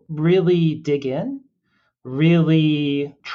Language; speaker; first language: English; native; English